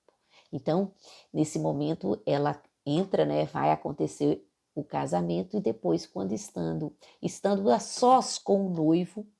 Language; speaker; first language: Portuguese; native; Portuguese